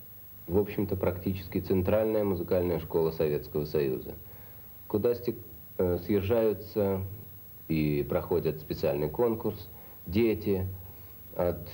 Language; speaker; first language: Russian; native; Russian